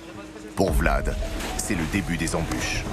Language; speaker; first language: French; native; French